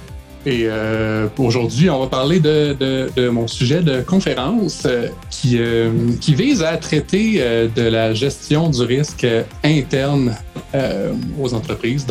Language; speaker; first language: French; native; French